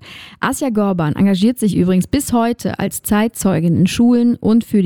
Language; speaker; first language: German; native; German